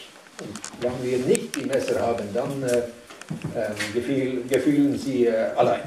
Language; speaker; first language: German; non-native, learner; Northern Sami